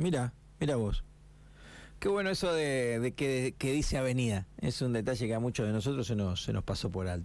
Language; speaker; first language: Spanish; native; Spanish